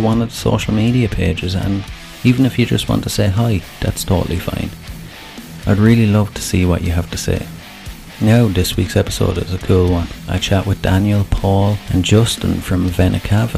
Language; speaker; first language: English; native; English